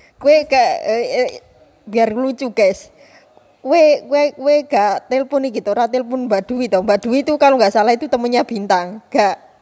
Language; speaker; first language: Indonesian; non-native, local second language; Javanese